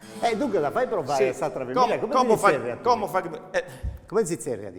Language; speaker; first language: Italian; non-native, local second language; Sardinian